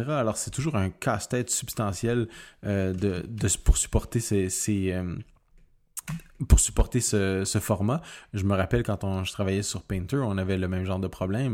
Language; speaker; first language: French; native; French